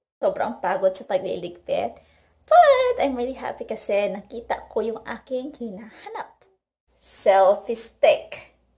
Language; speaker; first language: Filipino; non-native, local second language; Hiligaynon